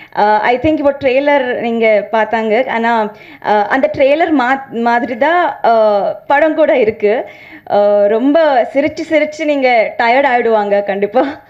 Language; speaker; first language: Tamil; non-native, learner; Telugu